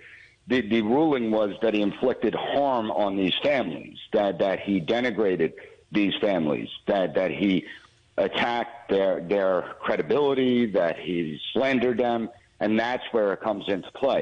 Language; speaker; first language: English; native; English